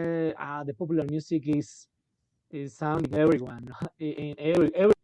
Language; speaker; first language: English; non-native, learner; Spanish